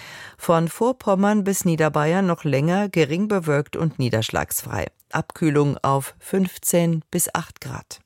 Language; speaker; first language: German; native; German